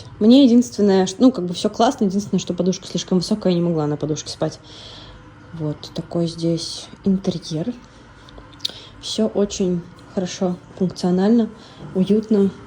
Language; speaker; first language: Russian; native; Russian